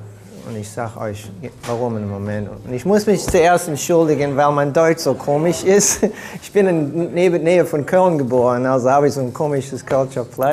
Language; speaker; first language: German; early bilingual, heritage; German